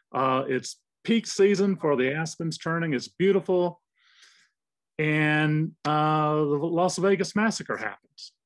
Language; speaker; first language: English; native; English